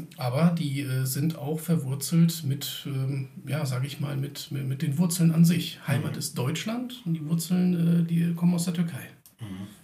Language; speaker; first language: German; early bilingual, other home language; Turkish